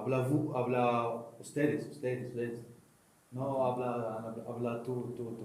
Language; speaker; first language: Spanish; non-native, learner; Arabic